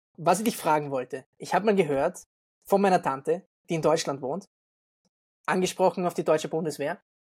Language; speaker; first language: German; native; German